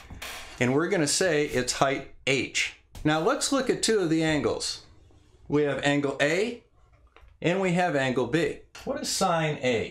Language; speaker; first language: English; native; English